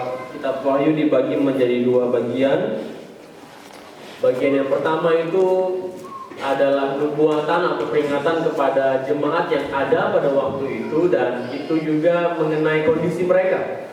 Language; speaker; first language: Indonesian; native; Indonesian